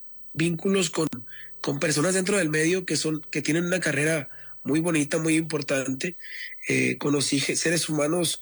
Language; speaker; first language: Spanish; native; Spanish